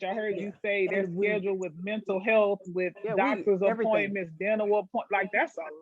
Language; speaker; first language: English; native; English